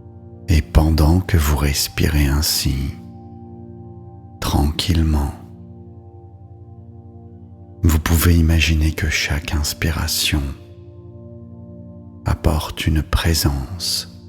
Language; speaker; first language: French; native; French